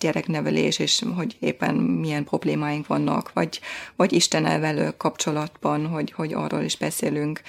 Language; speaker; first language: Hungarian; non-native, fluent; German